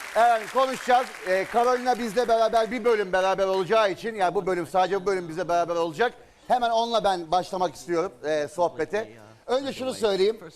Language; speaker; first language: Turkish; native; Turkish